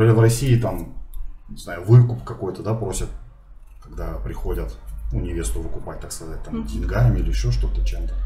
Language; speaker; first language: Russian; native; Russian